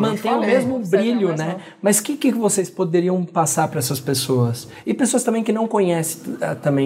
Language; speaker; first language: Portuguese; native; Portuguese